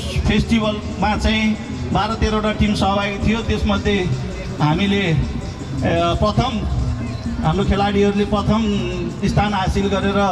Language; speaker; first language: Nepali; native; Nepali